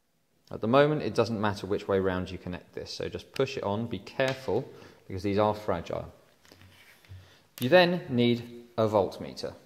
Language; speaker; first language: English; native; English